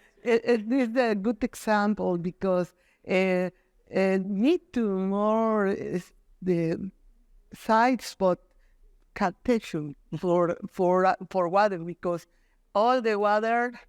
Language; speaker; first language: English; non-native, learner; Spanish